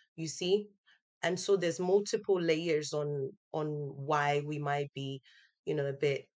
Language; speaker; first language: English; non-native, fluent; Italian